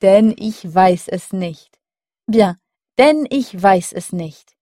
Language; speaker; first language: German; non-native, fluent; French